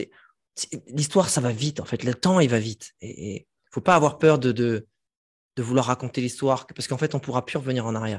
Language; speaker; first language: French; native; French